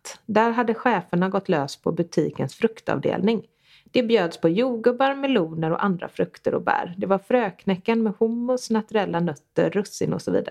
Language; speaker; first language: Swedish; native; Swedish